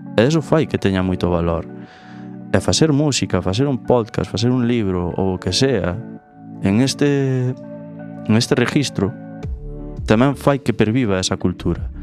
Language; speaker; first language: Galician; native; Galician